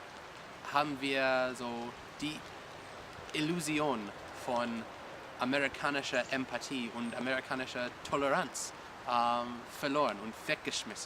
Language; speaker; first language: German; non-native, learner; English